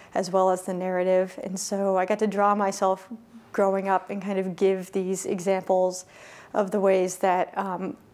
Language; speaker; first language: English; native; English